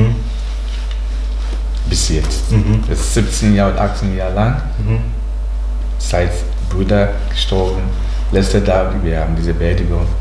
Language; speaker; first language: German; non-native, learner; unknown